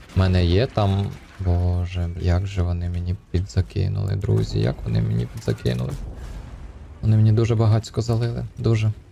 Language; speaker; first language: Ukrainian; native; Ukrainian